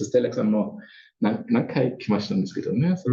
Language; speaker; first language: Japanese; non-native, learner; German